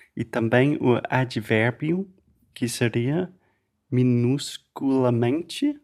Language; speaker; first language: Portuguese; non-native, fluent; English